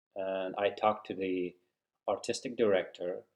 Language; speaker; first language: English; non-native, fluent; Uzbek